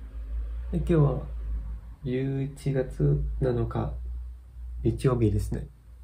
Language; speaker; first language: Japanese; non-native, fluent; Vietnamese